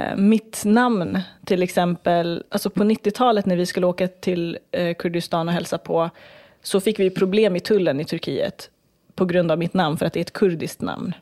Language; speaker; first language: Swedish; early bilingual, other home language; Kurdish